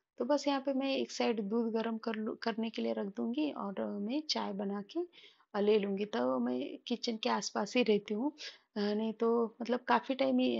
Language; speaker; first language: Hindi; non-native, local second language; Marathi